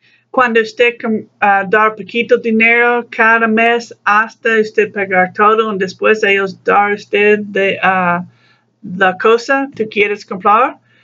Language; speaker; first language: Spanish; non-native, learner; English